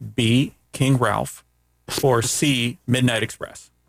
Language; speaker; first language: English; early bilingual, other home language; Greek